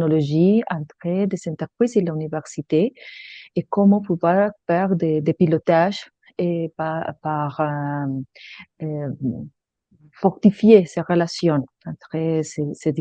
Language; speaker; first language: French; non-native, fluent; Spanish